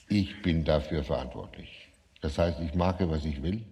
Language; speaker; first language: German; non-native, fluent; Danish